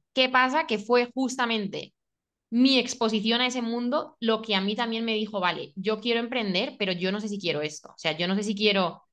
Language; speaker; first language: Spanish; native; Spanish